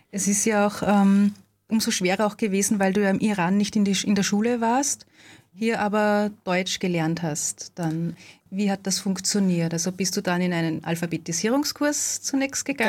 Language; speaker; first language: German; native; German